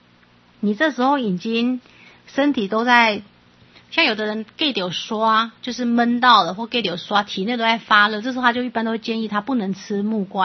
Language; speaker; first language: Chinese; native; Chinese